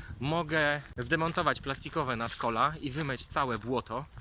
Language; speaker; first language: Polish; native; Polish